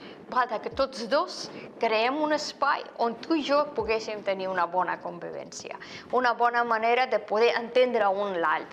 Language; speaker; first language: Catalan; non-native, fluent; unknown